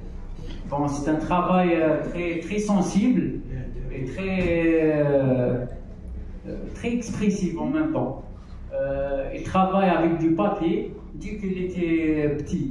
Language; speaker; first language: French; non-native, local second language; Arabic